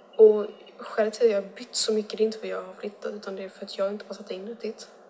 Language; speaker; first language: Swedish; native; Swedish